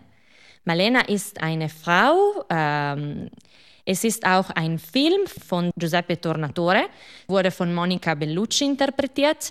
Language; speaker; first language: German; non-native, fluent; Italian